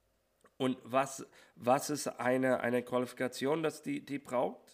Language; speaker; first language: German; non-native, learner; English